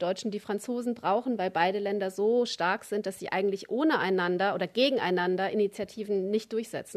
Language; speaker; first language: German; native; German